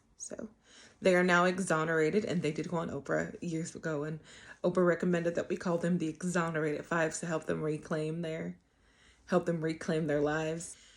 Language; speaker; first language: English; native; English